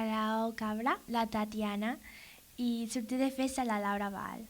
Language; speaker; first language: Catalan; non-native, learner; English